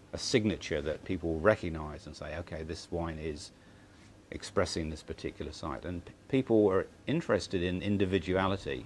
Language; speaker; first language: English; native; English